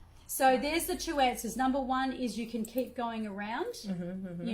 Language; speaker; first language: English; native; English